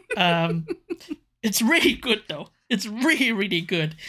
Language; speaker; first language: English; non-native, local second language; Cantonese